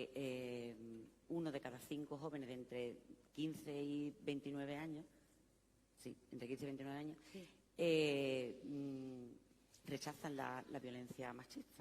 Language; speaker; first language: Spanish; native; Spanish